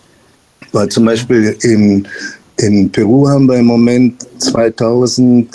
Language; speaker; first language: German; non-native, fluent; Spanish